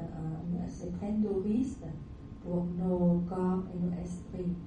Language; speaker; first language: French; non-native, learner; Vietnamese